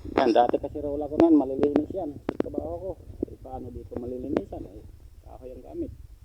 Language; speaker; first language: Filipino; non-native, local second language; Waray